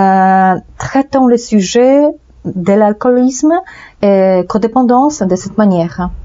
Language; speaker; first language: French; non-native, fluent; Polish